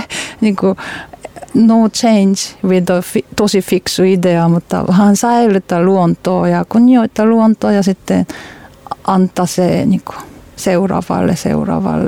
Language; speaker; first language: Finnish; non-native, learner; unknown